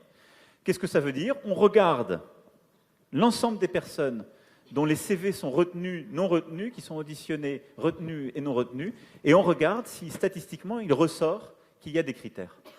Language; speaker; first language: French; native; French